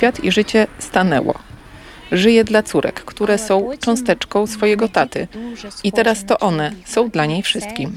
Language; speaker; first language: Polish; native; Polish